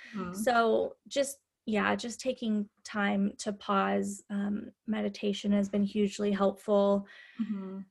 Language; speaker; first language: English; native; English